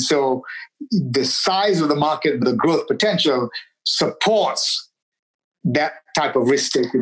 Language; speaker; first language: English; non-native, local second language; Tamil